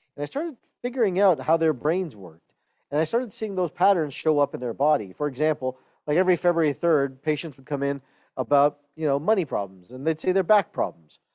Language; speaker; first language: English; early bilingual, other home language; Hindi